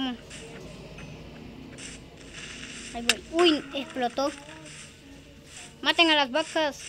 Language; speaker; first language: Spanish; native; Spanish